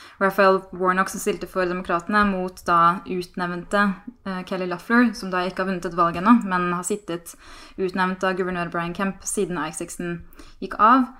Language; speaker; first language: Norwegian; native; Norwegian